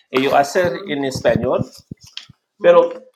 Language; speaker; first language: Spanish; non-native, learner; English